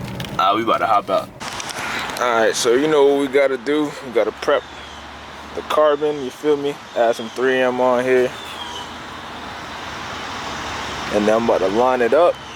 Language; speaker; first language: English; native; English